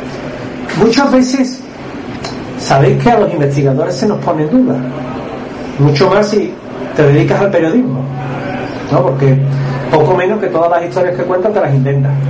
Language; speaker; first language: Spanish; native; Spanish